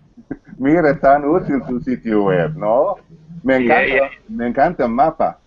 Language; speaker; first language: Spanish; non-native, fluent; English